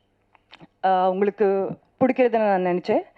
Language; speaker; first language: Tamil; non-native, learner; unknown